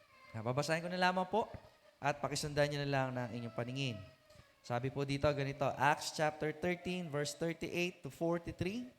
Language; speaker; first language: Filipino; native; Filipino